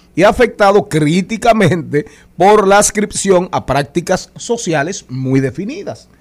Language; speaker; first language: Spanish; native; Spanish